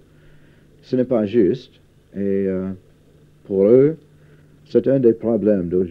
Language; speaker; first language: French; non-native, fluent; English